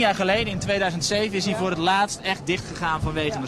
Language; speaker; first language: Dutch; native; Dutch